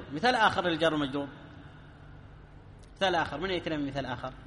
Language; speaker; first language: Arabic; native; Arabic